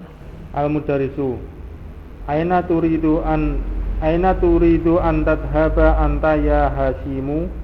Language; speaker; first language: Arabic; non-native, learner; Indonesian